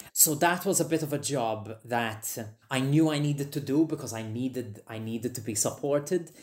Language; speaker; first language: English; non-native, fluent; Maltese